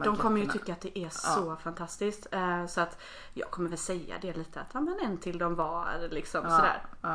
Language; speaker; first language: Swedish; native; Swedish